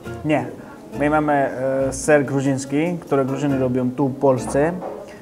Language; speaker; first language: Polish; non-native, learner; Georgian